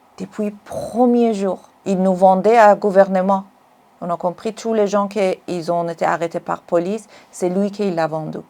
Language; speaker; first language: French; non-native, learner; Persian